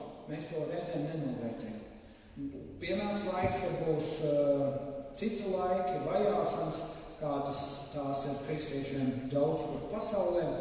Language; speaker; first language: Latvian; native; Latvian